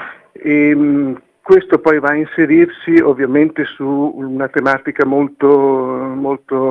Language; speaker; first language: Italian; native; Italian